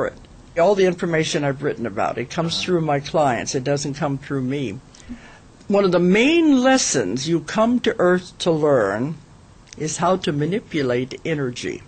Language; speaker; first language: English; native; English